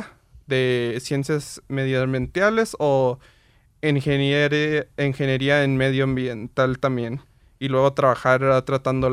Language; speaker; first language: Spanish; early bilingual, heritage; Spanish